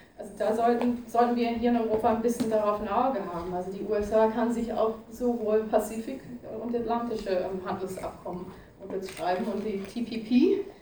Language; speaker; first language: German; non-native, fluent; English